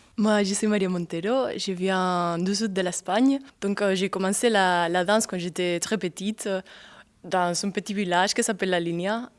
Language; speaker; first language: French; non-native, fluent; Spanish